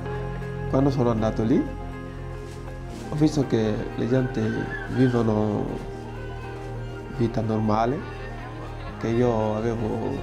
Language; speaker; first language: Italian; non-native, learner; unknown